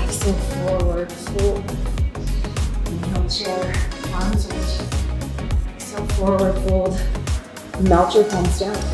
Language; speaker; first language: English; native; English